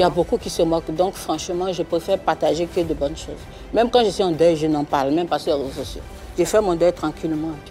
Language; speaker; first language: French; non-native, local second language; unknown